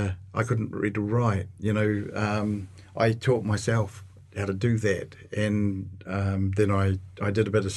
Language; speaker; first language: English; native; English